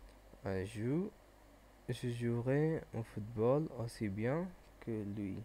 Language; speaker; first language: French; non-native, learner; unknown